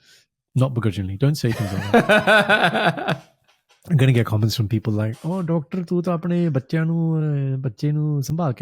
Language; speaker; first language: English; early bilingual, other home language; Punjabi